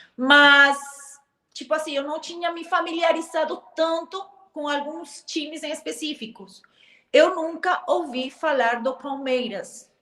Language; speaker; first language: Portuguese; non-native, fluent; Spanish